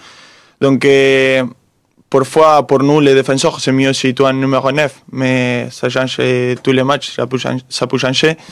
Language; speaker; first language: French; non-native, fluent; Spanish